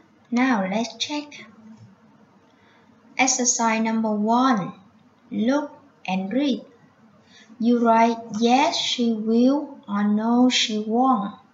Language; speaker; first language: English; non-native, fluent; Vietnamese